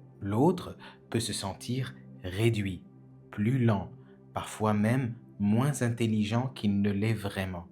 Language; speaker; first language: French; native; French